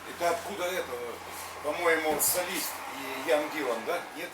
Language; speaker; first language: Russian; native; Russian